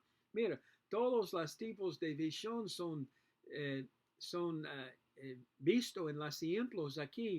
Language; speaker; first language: Spanish; non-native, learner; English